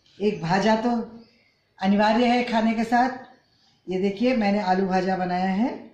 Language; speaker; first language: Hindi; non-native, local second language; Bangla